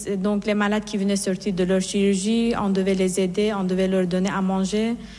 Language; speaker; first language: French; non-native, fluent; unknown